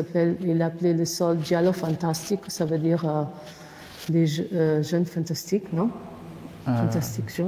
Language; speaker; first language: French; non-native, fluent; Portuguese